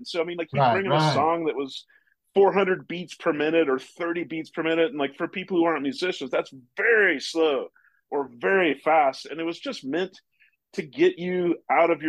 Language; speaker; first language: English; native; English